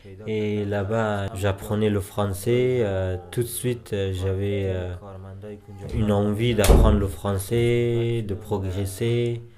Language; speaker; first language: French; non-native, fluent; Persian